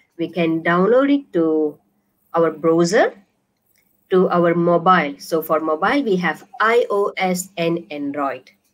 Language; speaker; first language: English; non-native, local second language; Tamil